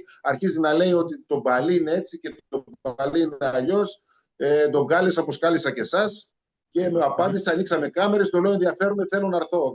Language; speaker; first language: Greek; native; Greek